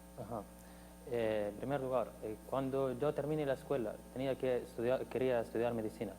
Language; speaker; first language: Spanish; non-native, fluent; Arabic